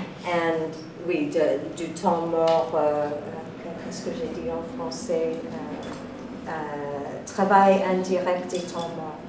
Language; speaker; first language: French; non-native, fluent; English